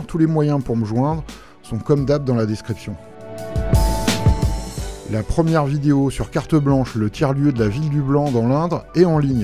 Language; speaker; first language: French; native; French